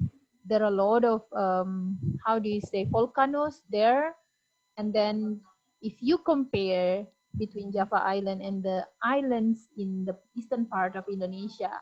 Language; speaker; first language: English; non-native, fluent; Indonesian